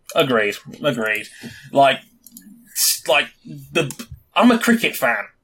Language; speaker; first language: English; native; English